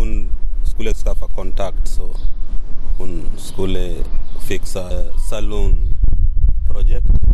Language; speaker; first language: Swedish; non-native, fluent; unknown